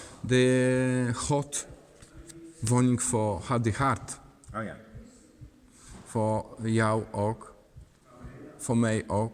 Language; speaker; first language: Dutch; non-native, learner; Polish